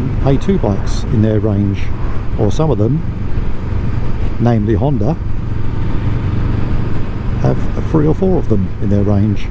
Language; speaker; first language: English; native; English